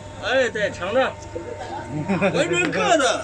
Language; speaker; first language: Chinese; native; Chinese